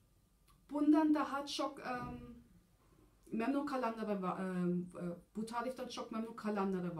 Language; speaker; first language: Turkish; early bilingual, heritage; German